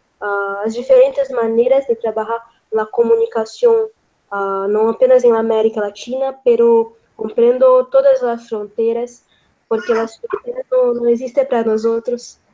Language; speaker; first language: Portuguese; non-native, fluent; Spanish